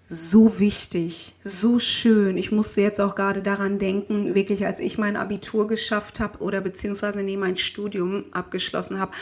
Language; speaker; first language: German; native; German